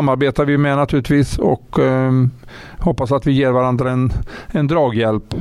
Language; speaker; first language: Swedish; native; Swedish